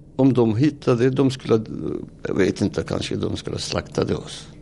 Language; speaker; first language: Swedish; non-native, learner; Turoyo